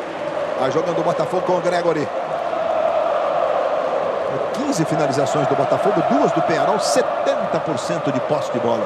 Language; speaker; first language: Portuguese; native; Portuguese